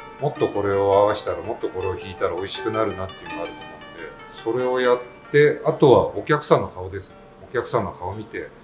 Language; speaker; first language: Japanese; native; Japanese